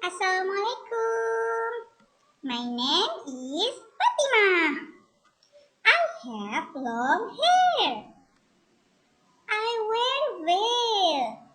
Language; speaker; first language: English; non-native, learner; Indonesian